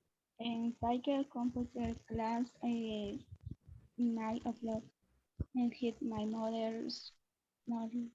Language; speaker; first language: English; non-native, learner; Spanish